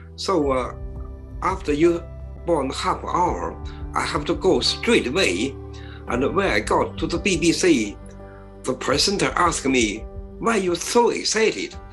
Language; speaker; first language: English; non-native, learner; Chinese